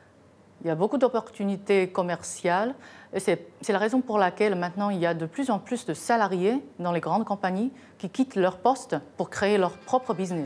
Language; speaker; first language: French; non-native, fluent; Chinese